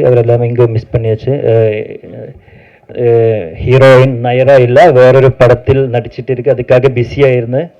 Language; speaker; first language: Tamil; non-native, learner; Malayalam